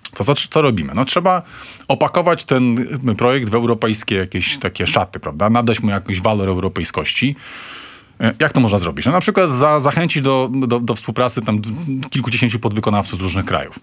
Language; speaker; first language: Polish; native; Polish